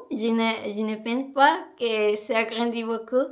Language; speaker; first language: French; non-native, learner; Spanish